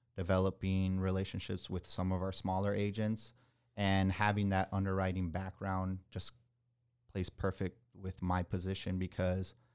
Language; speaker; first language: English; early bilingual, other home language; Spanish